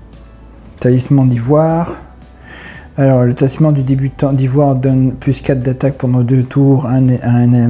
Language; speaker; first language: French; native; French